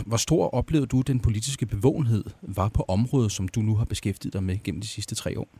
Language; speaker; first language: Danish; native; Danish